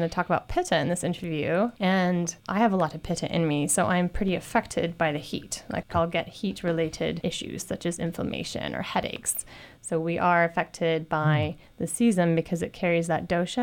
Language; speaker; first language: English; native; English